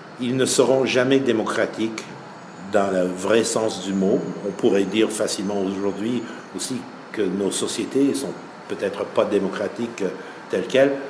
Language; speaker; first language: French; non-native, fluent; English